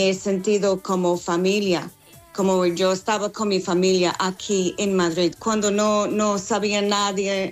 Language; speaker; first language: Spanish; non-native, fluent; English